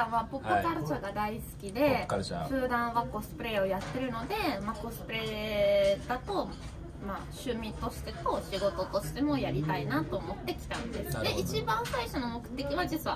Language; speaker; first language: Japanese; non-native, fluent; Italian